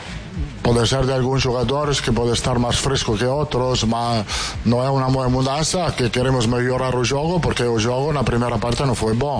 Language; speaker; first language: Portuguese; non-native, fluent; Italian